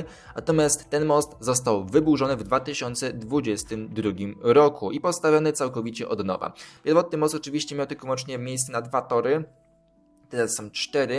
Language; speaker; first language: Polish; native; Polish